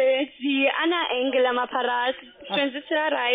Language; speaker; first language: German; non-native, learner; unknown